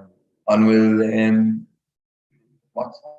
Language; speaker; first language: Irish; non-native, learner; English